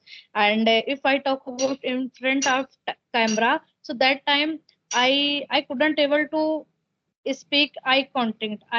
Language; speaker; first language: English; non-native, local second language; Hindi